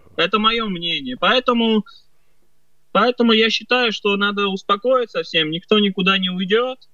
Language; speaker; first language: Russian; early bilingual, other home language; Armenian